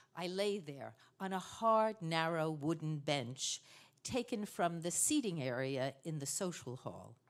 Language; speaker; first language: English; native; English